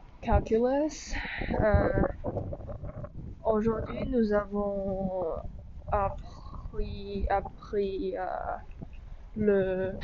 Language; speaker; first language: French; non-native, learner; English